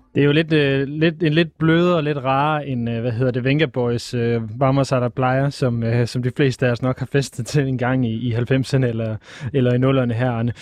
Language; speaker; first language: Danish; native; Danish